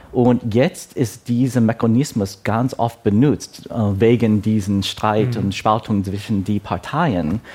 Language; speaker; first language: German; non-native, learner; Wu Chinese